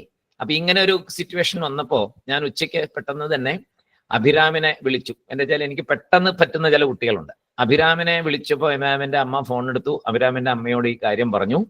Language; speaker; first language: Malayalam; native; Malayalam